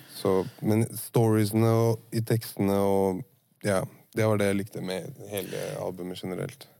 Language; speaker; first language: Norwegian; early bilingual, other home language; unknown